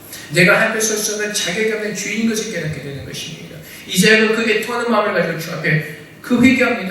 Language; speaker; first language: Korean; native; Korean